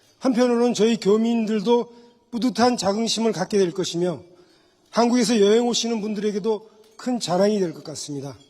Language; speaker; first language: Korean; native; Korean